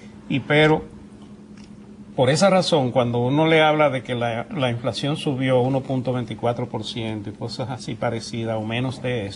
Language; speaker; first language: Spanish; native; Spanish